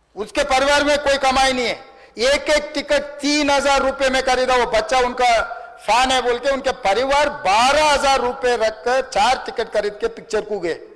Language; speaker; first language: Hindi; non-native, local second language; Telugu